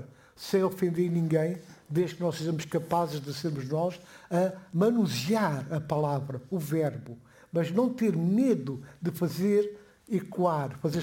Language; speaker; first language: Portuguese; non-native, fluent; Upper Guinea Crioulo